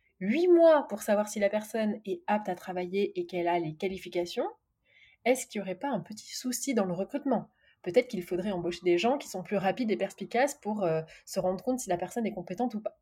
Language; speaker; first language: French; native; French